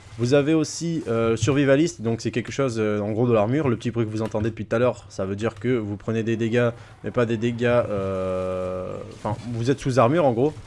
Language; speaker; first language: French; native; French